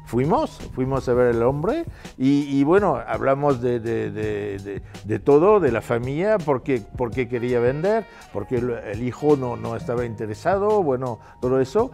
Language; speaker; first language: Spanish; non-native, fluent; French